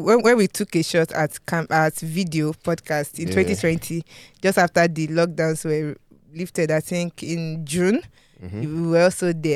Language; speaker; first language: English; non-native, local second language; Yoruba